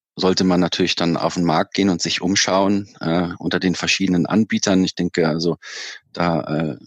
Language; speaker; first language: German; native; German